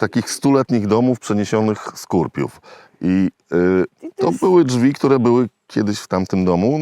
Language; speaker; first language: Polish; native; Polish